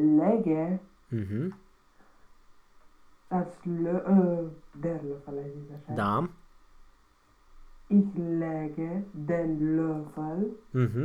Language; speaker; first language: German; non-native, learner; Romanian